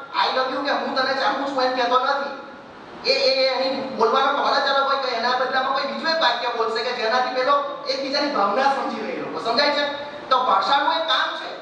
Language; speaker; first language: Gujarati; native; Gujarati